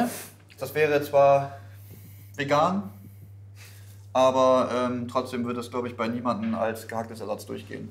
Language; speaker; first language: German; native; German